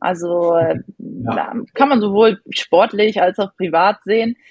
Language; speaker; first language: German; native; German